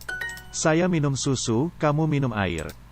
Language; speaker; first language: Indonesian; non-native, learner; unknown